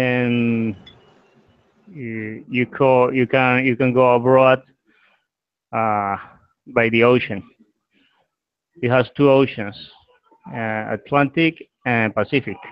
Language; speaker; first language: English; non-native, learner; Spanish